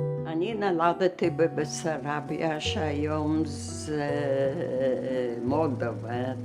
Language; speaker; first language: Hebrew; early bilingual, other home language; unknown